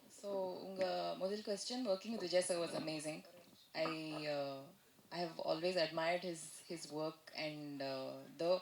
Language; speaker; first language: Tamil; non-native, learner; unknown